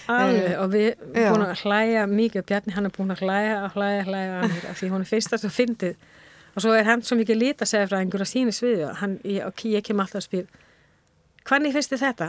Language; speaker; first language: Icelandic; non-native, fluent; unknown